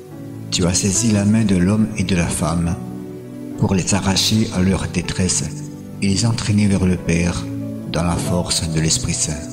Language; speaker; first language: French; native; French